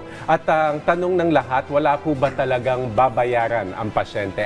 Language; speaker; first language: Filipino; native; Filipino